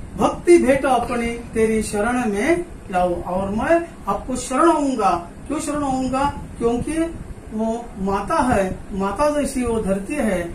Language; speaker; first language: Hindi; non-native, local second language; Marathi